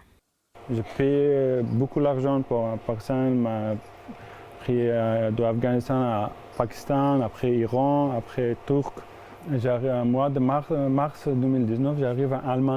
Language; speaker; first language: French; non-native, learner; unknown